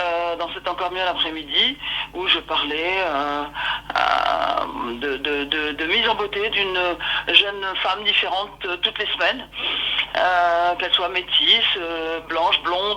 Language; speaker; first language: French; native; French